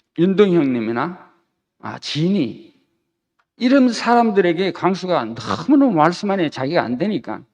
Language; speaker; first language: Korean; native; Korean